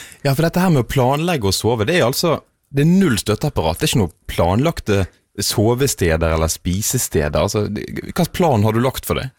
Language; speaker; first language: Norwegian; native; Norwegian